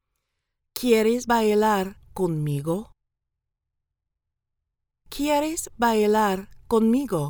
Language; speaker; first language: Spanish; non-native, learner; English